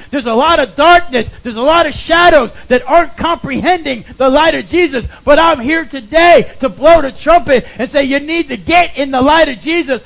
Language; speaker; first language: English; native; English